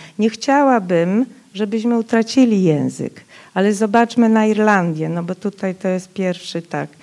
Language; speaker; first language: Polish; non-native, local second language; Rusyn